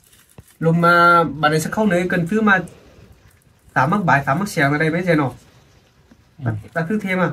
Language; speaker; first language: Vietnamese; native; Vietnamese